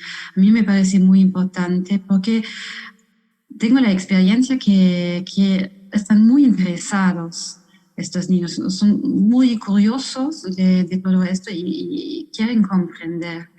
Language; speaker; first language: Spanish; non-native, fluent; German